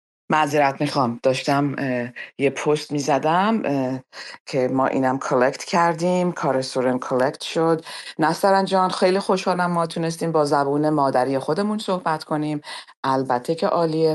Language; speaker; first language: Persian; early bilingual, heritage; Persian